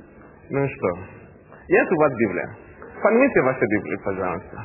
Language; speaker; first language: Russian; non-native, learner; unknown